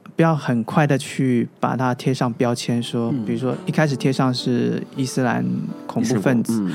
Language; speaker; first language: Chinese; native; Chinese